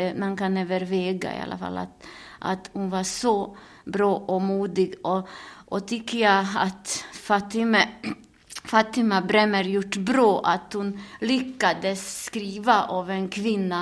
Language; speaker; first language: Swedish; non-native, fluent; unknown